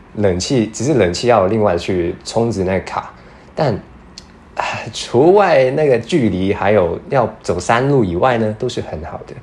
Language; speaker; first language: Chinese; non-native, fluent; Cantonese